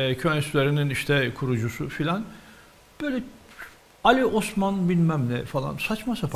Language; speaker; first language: Turkish; native; Turkish